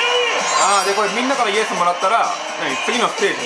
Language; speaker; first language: Japanese; native; Japanese